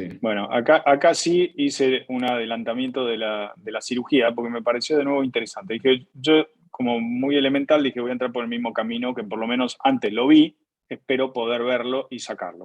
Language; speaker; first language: Spanish; native; Spanish